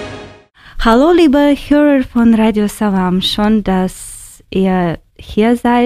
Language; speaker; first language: German; non-native, fluent; Ukrainian